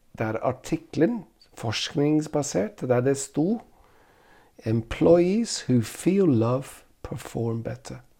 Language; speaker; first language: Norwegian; non-native, fluent; English